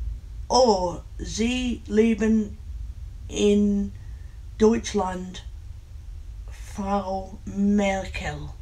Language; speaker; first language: German; non-native, learner; English